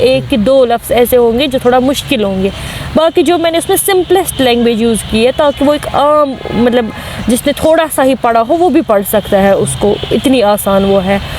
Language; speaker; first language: Urdu; non-native, local second language; Kashmiri